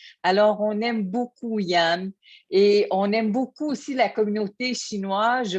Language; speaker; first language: French; native; French